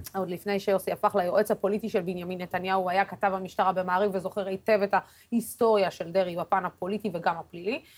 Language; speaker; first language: Hebrew; non-native, local second language; Arabic